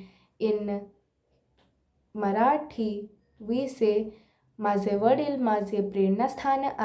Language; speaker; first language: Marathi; non-native, learner; Odia